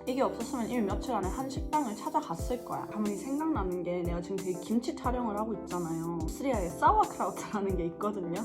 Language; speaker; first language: Korean; early bilingual, heritage; Korean